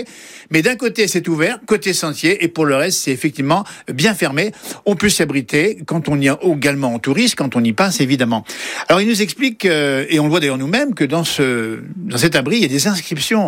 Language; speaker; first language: French; native; French